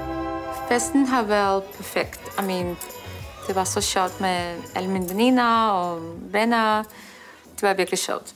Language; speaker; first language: Danish; non-native, fluent; Russian